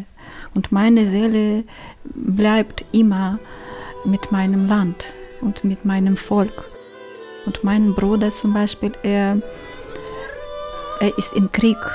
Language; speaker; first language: German; non-native, learner; Ukrainian